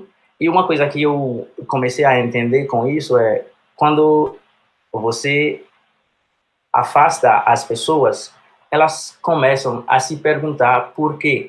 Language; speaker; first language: Portuguese; non-native, fluent; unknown